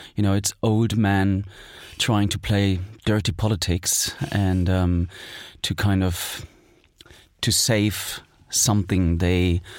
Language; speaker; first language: English; non-native, fluent; German